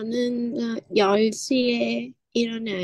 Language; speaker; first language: Korean; non-native, learner; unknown